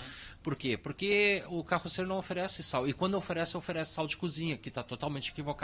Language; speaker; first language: Portuguese; native; Portuguese